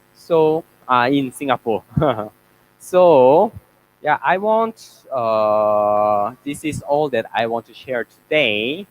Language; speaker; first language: English; non-native, learner; Korean